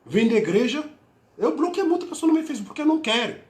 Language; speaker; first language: Portuguese; non-native, fluent; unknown